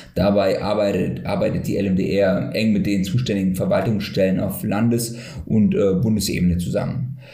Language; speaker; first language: German; native; German